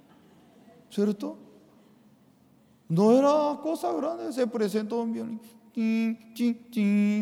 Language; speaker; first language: Spanish; non-native, fluent; Korean